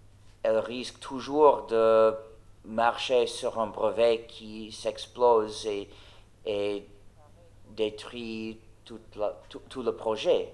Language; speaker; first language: French; non-native, fluent; English